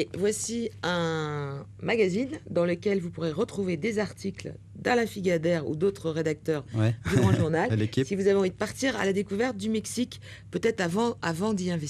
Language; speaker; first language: French; native; French